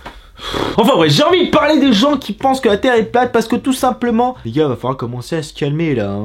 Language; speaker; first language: French; native; French